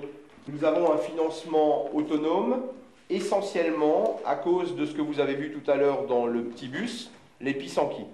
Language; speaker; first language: French; native; French